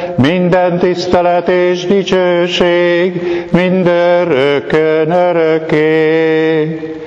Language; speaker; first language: Hungarian; native; Hungarian